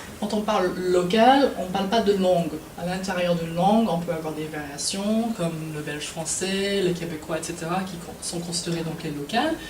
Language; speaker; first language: French; non-native, fluent; English